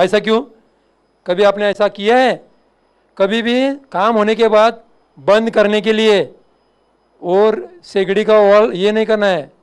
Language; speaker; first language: Hindi; non-native, local second language; Marathi